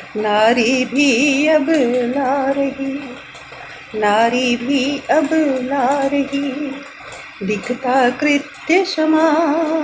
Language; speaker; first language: Hindi; native; Hindi